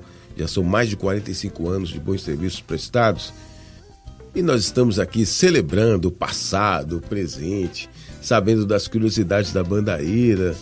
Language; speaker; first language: Portuguese; native; Portuguese